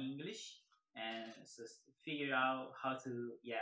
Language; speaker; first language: English; non-native, learner; Korean